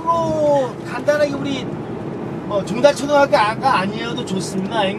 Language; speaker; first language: Korean; native; Korean